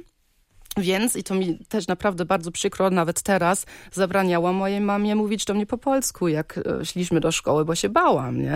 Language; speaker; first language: Polish; early bilingual, heritage; Polish